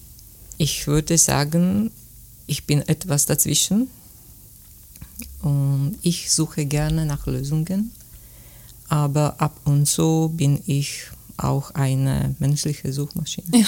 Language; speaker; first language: German; non-native, fluent; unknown